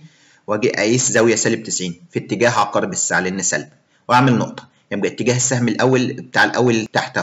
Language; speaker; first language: Arabic; native; Arabic